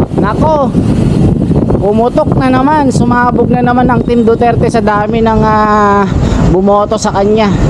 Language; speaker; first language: Filipino; native; Filipino